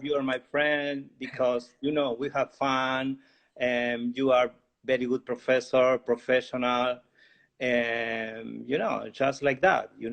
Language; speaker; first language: English; non-native, learner; Spanish